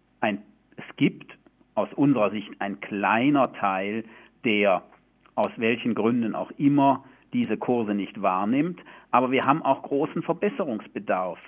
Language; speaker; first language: German; native; German